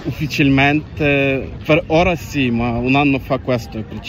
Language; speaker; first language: Italian; non-native, learner; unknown